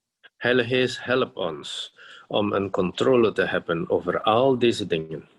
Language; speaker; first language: Dutch; non-native, fluent; Indonesian